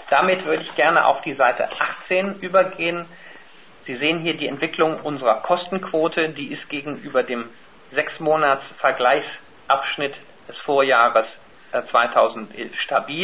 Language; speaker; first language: German; native; German